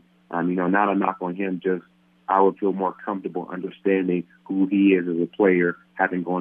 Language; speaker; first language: English; native; English